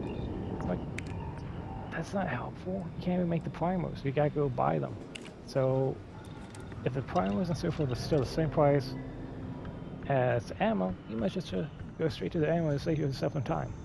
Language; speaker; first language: English; native; English